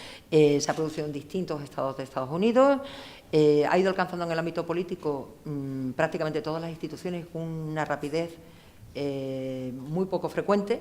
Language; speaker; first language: Spanish; native; Spanish